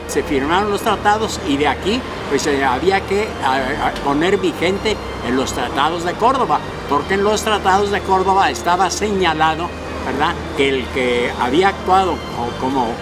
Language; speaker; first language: Spanish; native; Spanish